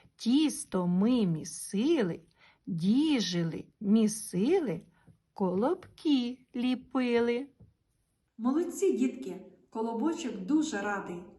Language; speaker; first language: Ukrainian; native; Ukrainian